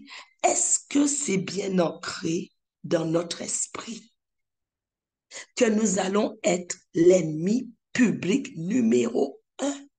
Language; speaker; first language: French; native; French